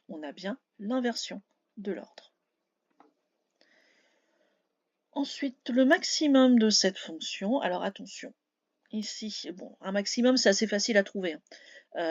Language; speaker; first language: French; native; French